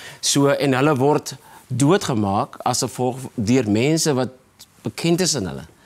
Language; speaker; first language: Afrikaans; native; Afrikaans